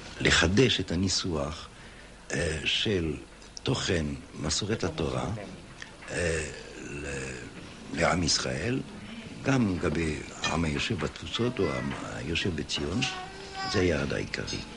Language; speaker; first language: Hebrew; non-native, fluent; French